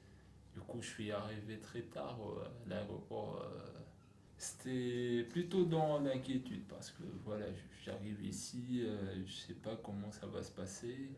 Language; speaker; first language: French; non-native, local second language; Arabic